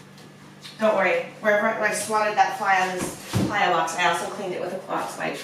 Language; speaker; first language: English; native; English